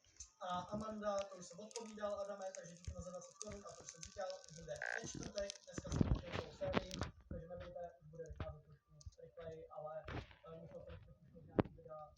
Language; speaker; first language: Czech; native; Czech